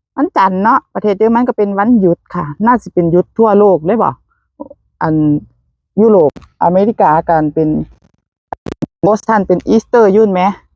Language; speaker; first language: Thai; native; Thai